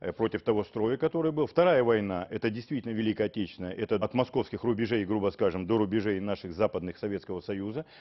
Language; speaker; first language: Russian; native; Russian